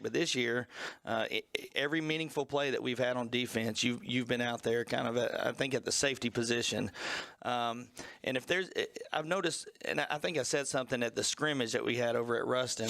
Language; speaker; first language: English; native; English